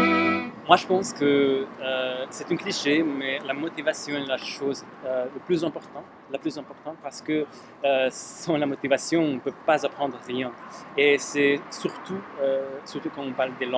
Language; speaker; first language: French; non-native, fluent; Slovak